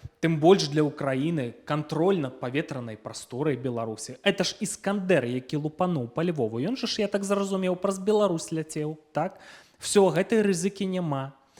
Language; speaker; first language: Belarusian; non-native, local second language; Russian